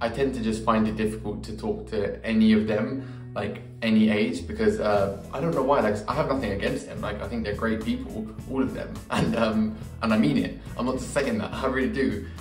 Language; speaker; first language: English; native; English